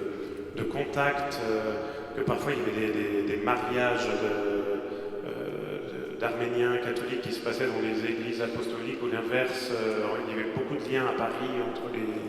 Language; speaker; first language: French; native; French